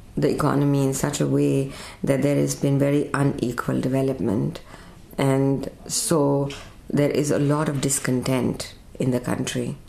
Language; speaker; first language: English; non-native, local second language; Urdu